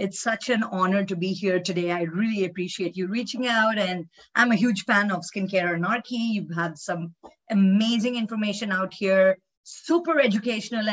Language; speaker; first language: English; non-native, local second language; Telugu